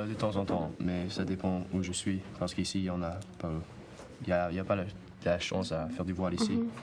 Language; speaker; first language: French; non-native, learner; English